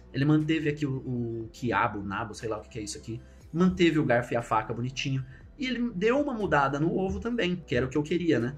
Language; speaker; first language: Portuguese; native; Portuguese